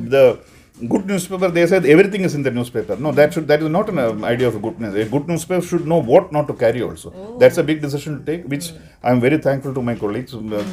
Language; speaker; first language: English; non-native, local second language; Malayalam